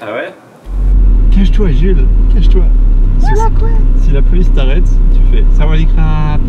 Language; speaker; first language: French; native; French